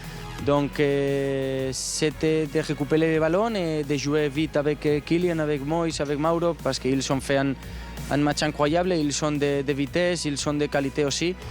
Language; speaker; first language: French; non-native, learner; Spanish